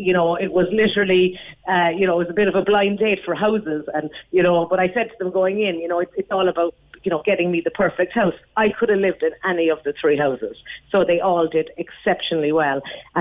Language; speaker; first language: English; native; English